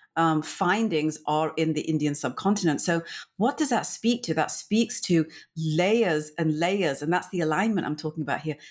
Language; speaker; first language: English; native; English